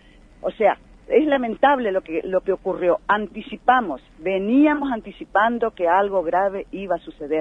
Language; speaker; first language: Spanish; native; Spanish